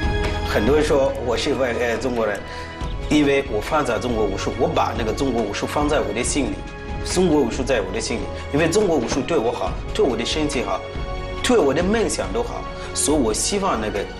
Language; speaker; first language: Chinese; non-native, fluent; French